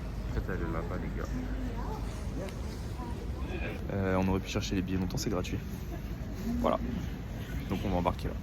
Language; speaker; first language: French; native; French